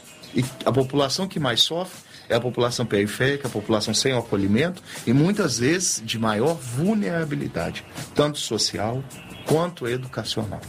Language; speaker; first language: Portuguese; native; Portuguese